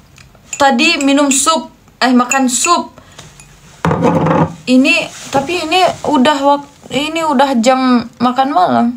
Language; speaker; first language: Indonesian; non-native, fluent; Turkish